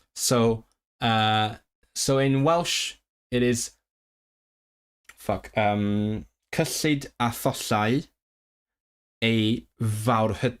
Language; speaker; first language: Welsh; non-native, learner; Cantonese